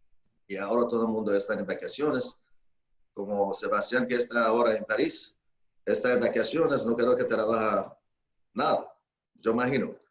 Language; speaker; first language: Spanish; non-native, fluent; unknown